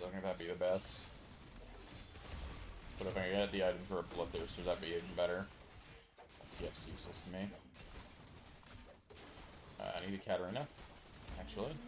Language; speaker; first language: English; native; English